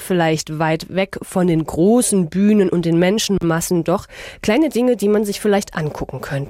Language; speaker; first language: German; native; German